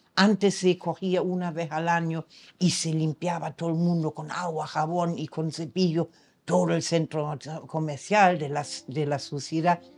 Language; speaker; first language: Spanish; non-native, fluent; German